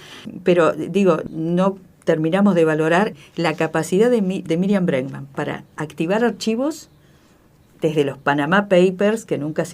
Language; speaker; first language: Spanish; native; Spanish